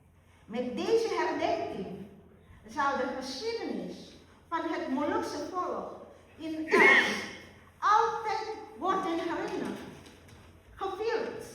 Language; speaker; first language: Dutch; early bilingual, other home language; Malay